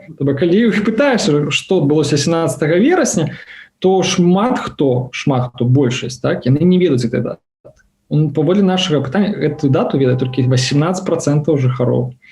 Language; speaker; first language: Belarusian; non-native, local second language; Russian